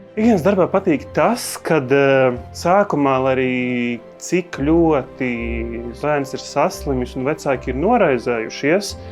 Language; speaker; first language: Latvian; native; Latvian